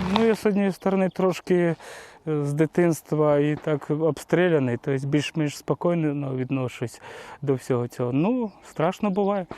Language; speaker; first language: Ukrainian; non-native, local second language; Russian